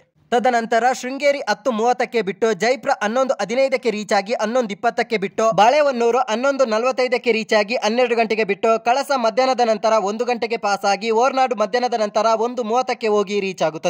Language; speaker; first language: Kannada; native; Kannada